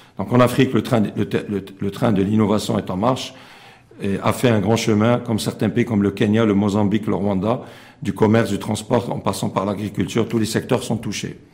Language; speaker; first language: French; non-native, local second language; Arabic